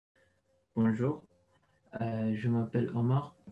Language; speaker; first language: French; non-native, fluent; Arabic